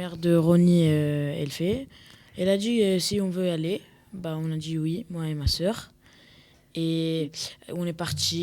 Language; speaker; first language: French; early bilingual, heritage; French